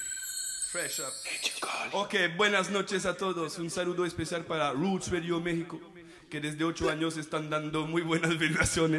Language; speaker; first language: Spanish; non-native, fluent; French